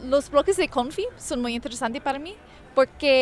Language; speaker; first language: Spanish; non-native, fluent; English